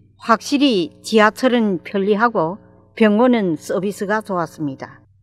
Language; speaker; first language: Korean; native; Korean